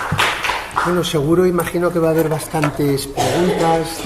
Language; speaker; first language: Spanish; native; Spanish